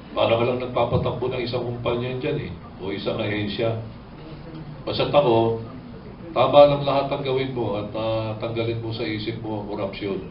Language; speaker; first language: Filipino; native; Filipino